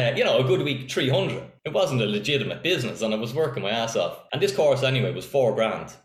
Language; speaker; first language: English; native; English